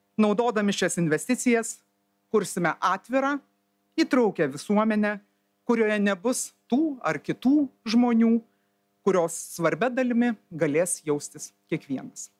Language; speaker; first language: Lithuanian; native; Lithuanian